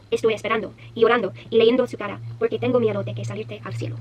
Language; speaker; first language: Spanish; non-native, learner; English